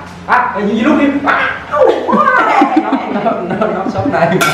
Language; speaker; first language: English; non-native, local second language; Vietnamese